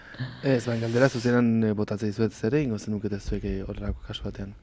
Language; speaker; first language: Basque; native; Basque